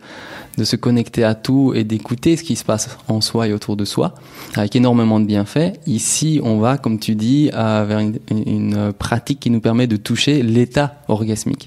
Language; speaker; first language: French; native; French